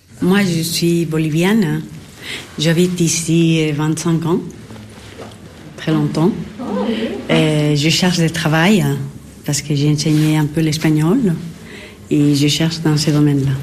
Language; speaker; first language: French; non-native, learner; Spanish